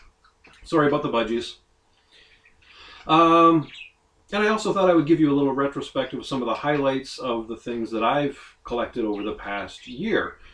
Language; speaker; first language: English; native; English